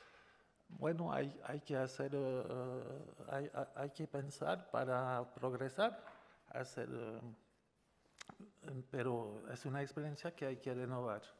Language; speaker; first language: Spanish; non-native, fluent; French